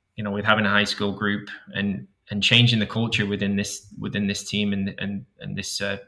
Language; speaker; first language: English; native; English